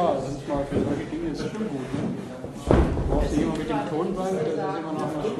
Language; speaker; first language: German; non-native, fluent; Russian